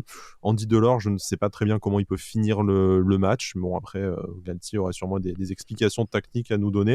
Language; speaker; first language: French; native; French